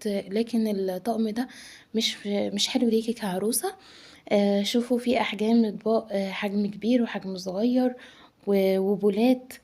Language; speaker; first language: Arabic; native; Arabic